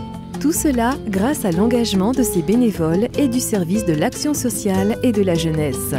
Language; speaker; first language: French; native; French